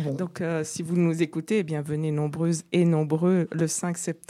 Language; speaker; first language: French; native; French